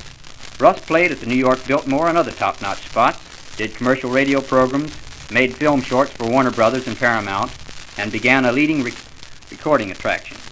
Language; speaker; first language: English; native; English